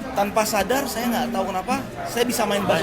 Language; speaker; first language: Indonesian; non-native, local second language; Achinese